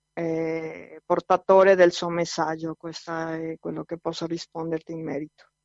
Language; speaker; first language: Italian; non-native, fluent; Spanish